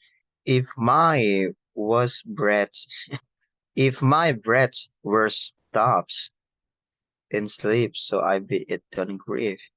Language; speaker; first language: English; non-native, fluent; Indonesian